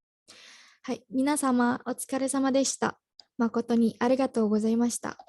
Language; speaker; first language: Japanese; non-native, learner; Indonesian